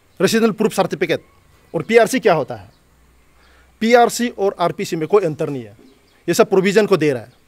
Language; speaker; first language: Hindi; non-native, local second language; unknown